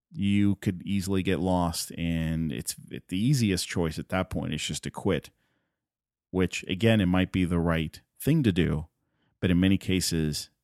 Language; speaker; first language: English; non-native, fluent; Spanish